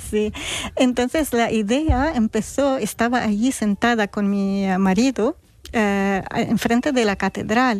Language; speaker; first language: Spanish; non-native, fluent; Arabic